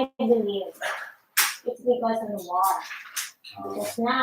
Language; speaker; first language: English; non-native, local second language; Filipino